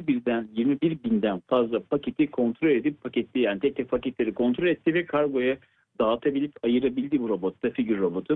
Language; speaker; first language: Turkish; native; Turkish